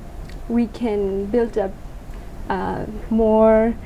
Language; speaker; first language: English; non-native, fluent; Burmese